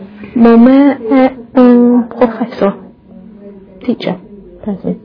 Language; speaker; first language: French; non-native, learner; English